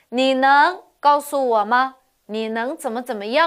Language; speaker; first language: Chinese; non-native, local second language; Uyghur